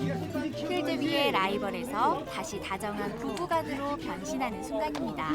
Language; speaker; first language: Korean; native; Korean